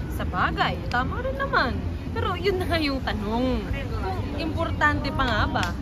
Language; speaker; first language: Filipino; non-native, local second language; Iloko